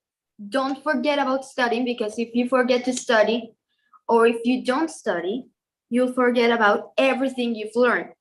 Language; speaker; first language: English; non-native, fluent; Spanish